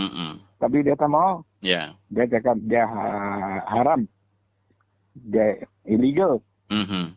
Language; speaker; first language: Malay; non-native, local second language; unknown